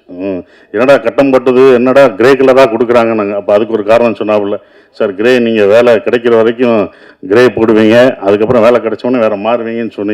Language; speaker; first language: Tamil; native; Tamil